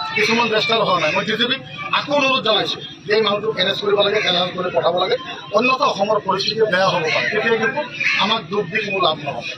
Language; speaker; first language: Assamese; non-native, local second language; Bangla